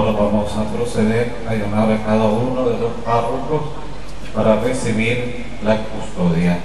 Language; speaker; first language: Spanish; native; Spanish